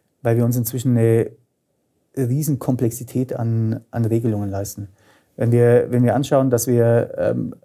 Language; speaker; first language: German; native; German